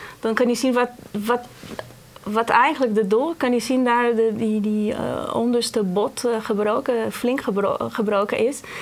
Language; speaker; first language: Dutch; non-native, fluent; Portuguese